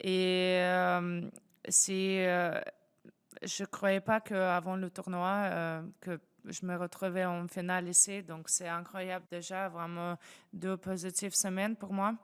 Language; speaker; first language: French; non-native, fluent; Russian